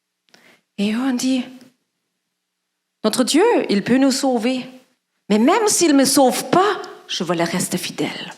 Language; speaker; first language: French; non-native, fluent; German